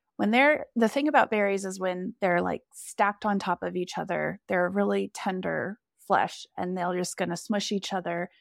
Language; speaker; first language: English; native; English